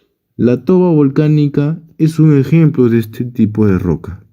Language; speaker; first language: Spanish; native; Spanish